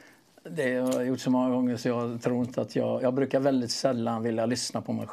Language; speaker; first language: Swedish; native; Swedish